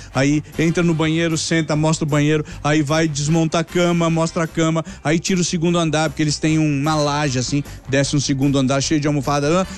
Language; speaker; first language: Portuguese; native; Portuguese